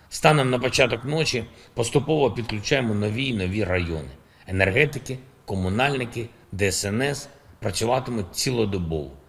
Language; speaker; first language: Ukrainian; non-native, local second language; Russian